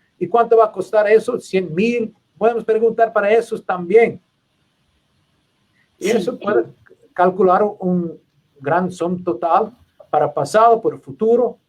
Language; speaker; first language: Spanish; non-native, learner; English